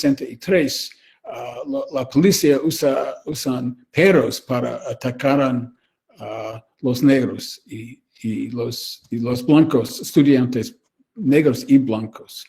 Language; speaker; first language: Spanish; non-native, learner; English